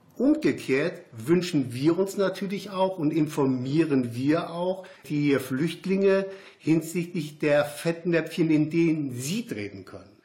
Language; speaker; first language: German; native; German